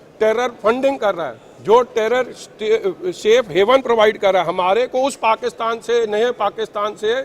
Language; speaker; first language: Urdu; non-native, local second language; Punjabi